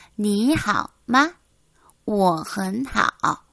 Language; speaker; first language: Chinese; non-native, fluent; Korean